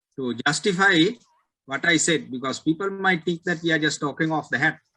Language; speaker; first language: English; non-native, local second language; Sinhala